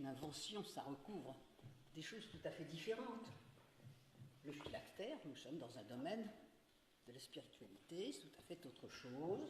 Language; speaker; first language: French; native; French